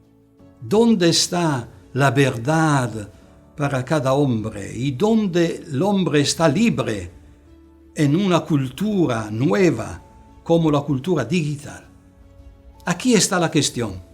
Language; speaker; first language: Spanish; non-native, fluent; Italian